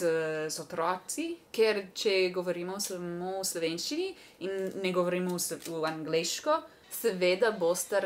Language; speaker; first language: Slovenian; non-native, learner; English